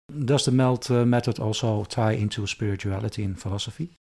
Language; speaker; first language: English; non-native, fluent; Dutch